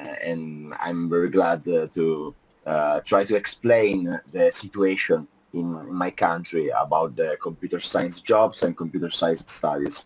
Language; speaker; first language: English; non-native, fluent; Italian